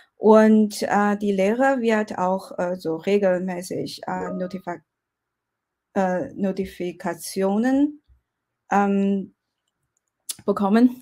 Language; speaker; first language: German; non-native, fluent; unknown